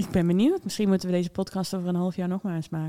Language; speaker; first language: Dutch; native; Dutch